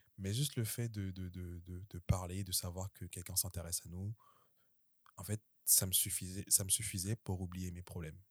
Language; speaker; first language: French; early bilingual, other home language; Haitian Creole